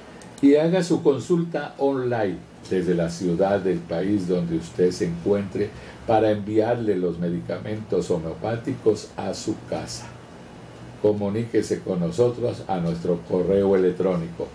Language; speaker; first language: Spanish; native; Spanish